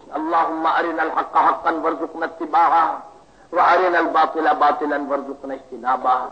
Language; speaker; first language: Urdu; native; Urdu